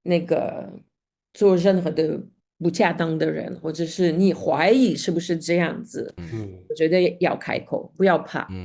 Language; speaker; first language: Chinese; non-native, fluent; Spanish